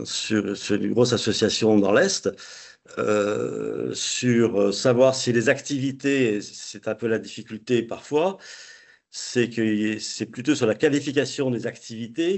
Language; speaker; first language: French; native; French